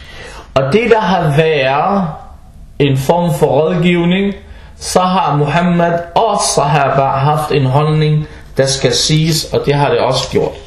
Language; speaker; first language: Danish; non-native, fluent; Arabic